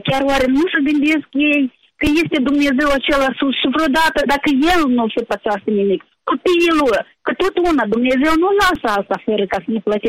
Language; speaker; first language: Romanian; native; Romanian